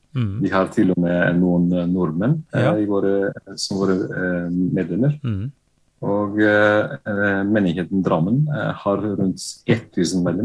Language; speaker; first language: Norwegian; non-native, fluent; Bosnian